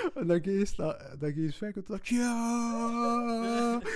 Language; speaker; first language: German; non-native, fluent; Arabic